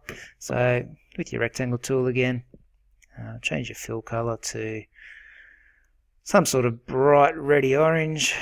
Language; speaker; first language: English; native; English